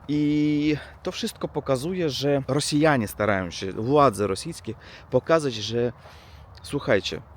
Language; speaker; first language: Polish; non-native, learner; Russian